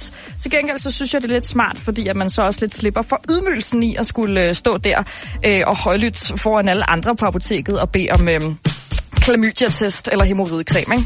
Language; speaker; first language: Danish; native; Danish